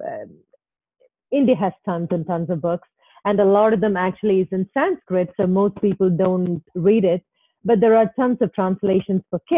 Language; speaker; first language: English; non-native, local second language; Malayalam